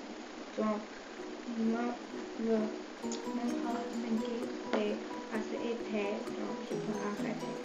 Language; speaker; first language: French; non-native, learner; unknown